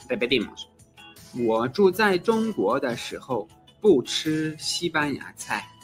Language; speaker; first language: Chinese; non-native, fluent; Spanish